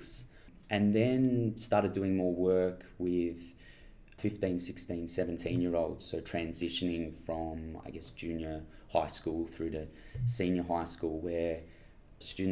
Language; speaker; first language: English; native; English